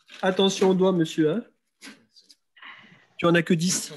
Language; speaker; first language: French; native; French